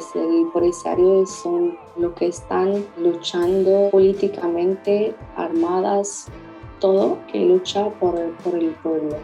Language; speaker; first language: Spanish; non-native, fluent; Arabic